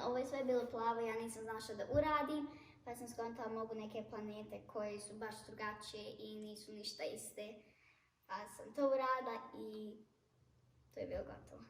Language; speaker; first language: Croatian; early bilingual, heritage; Bosnian